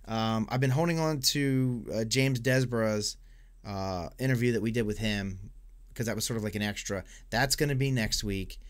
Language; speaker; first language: English; native; English